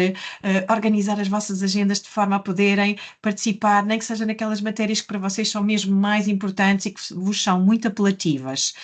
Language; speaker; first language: Portuguese; native; Portuguese